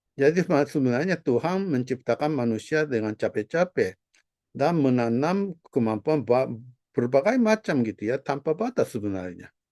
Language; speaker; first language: Indonesian; non-native, fluent; Japanese